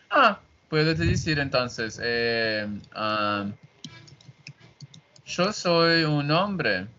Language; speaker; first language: Spanish; non-native, learner; Portuguese